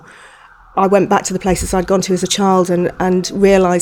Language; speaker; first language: English; native; English